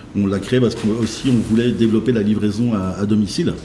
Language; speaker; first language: French; native; French